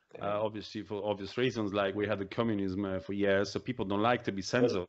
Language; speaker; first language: English; non-native, fluent; Polish